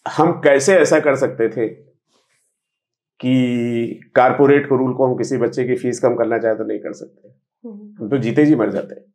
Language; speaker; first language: Hindi; native; Hindi